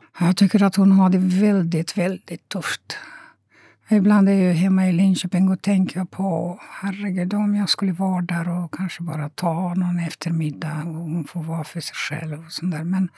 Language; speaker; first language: Swedish; non-native, fluent; Romanian